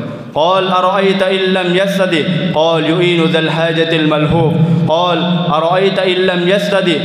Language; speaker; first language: Arabic; non-native, learner; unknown